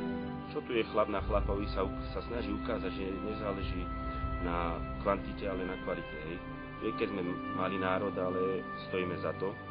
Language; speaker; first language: Slovak; native; Slovak